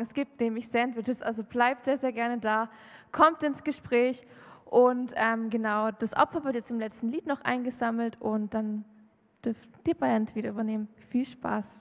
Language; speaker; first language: German; native; German